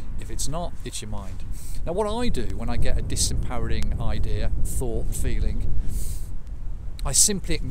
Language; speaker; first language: English; native; English